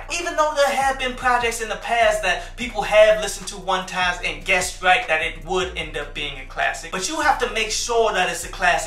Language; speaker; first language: English; native; English